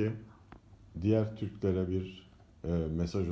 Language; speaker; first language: Turkish; native; Turkish